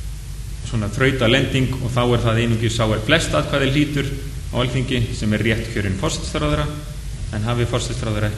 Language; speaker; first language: Icelandic; native; Icelandic